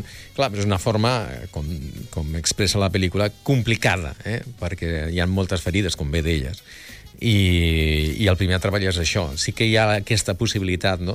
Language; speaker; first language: Catalan; native; Catalan